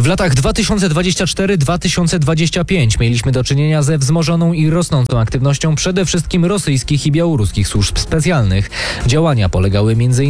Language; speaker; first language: Polish; native; Polish